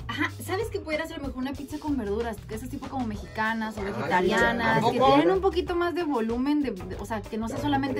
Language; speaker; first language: Spanish; native; Spanish